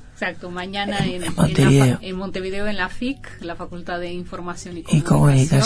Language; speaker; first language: Spanish; non-native, fluent; Portuguese